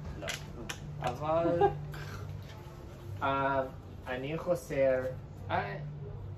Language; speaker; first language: Hebrew; non-native, learner; English